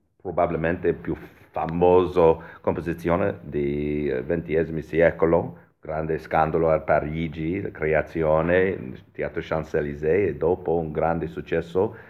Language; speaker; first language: Italian; non-native, fluent; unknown